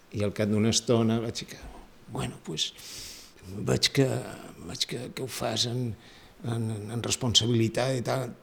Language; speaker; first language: Catalan; native; Catalan